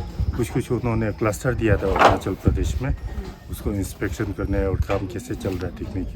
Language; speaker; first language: Hindi; non-native, local second language; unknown